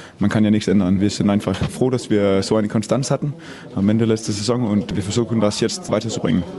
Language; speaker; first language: German; non-native, fluent; Danish